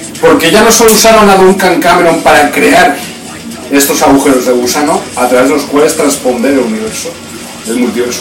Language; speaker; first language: Spanish; native; Spanish